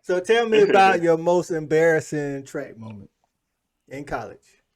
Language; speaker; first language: English; native; English